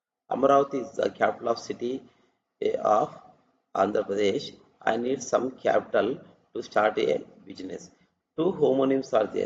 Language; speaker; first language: English; non-native, local second language; Telugu